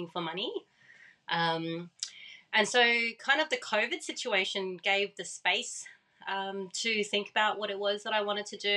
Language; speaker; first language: English; early bilingual, other home language; Thai